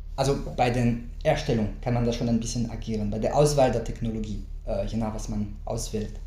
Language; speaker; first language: German; non-native, fluent; French